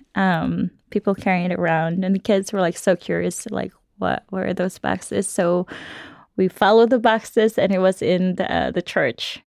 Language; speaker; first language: English; non-native, local second language; Cebuano